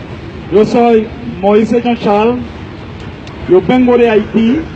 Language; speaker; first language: Spanish; non-native, fluent; Haitian Creole